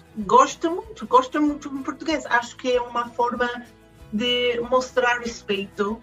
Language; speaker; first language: Portuguese; non-native, fluent; English